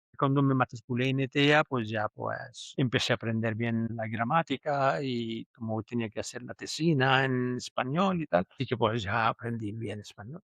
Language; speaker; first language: Spanish; non-native, fluent; Urdu